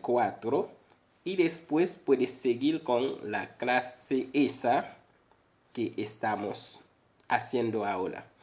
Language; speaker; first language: Spanish; non-native, fluent; Haitian Creole